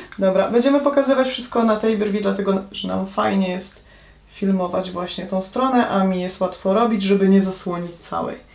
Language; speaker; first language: Polish; native; Polish